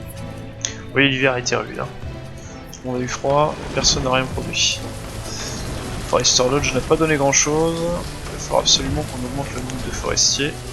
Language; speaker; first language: French; native; French